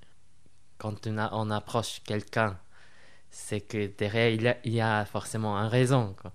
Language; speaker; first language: French; non-native, fluent; Japanese